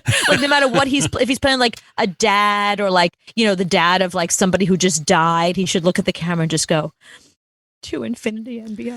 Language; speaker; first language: English; native; English